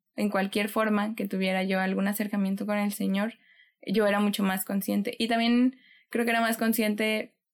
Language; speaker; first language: Spanish; native; Spanish